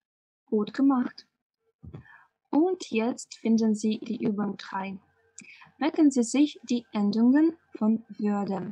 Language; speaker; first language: German; non-native, fluent; Russian